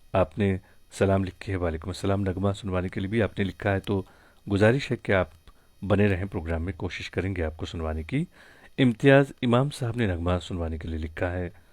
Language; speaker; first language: Hindi; non-native, local second language; Kashmiri